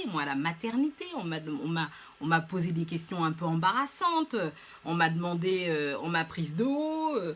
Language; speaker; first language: French; non-native, local second language; Fula